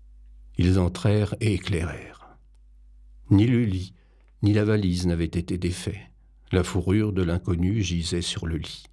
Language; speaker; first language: French; native; French